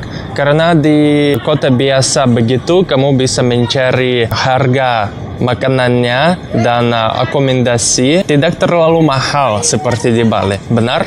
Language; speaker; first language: Indonesian; non-native, learner; Russian